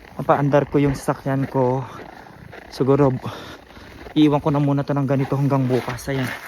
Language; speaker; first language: Filipino; native; Filipino